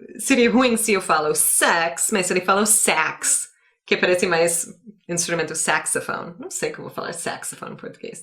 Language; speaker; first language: Portuguese; non-native, fluent; English